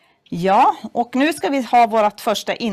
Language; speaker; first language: Swedish; native; Swedish